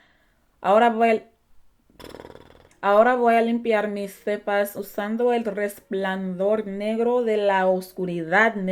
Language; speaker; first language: Spanish; non-native, learner; English